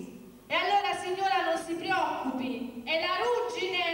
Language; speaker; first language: Italian; native; Italian